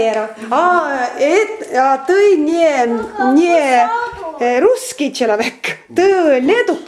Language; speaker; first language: Russian; non-native, learner; Estonian